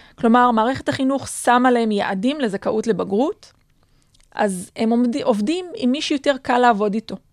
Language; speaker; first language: Hebrew; non-native, local second language; Adyghe